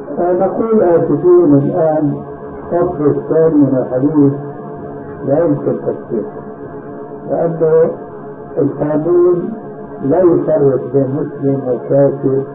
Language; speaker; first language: Arabic; early bilingual, other home language; Albanian